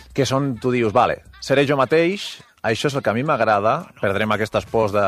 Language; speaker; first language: Catalan; non-native, local second language; Spanish